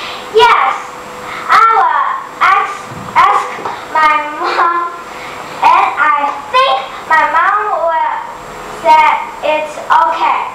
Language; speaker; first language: English; non-native, learner; Chinese